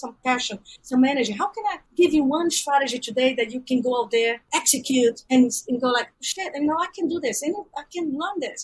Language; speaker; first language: English; non-native, fluent; Portuguese